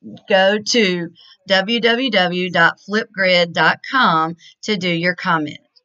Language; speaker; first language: English; native; English